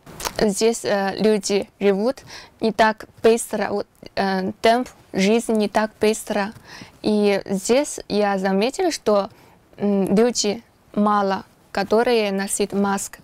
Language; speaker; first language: Russian; non-native, learner; Chinese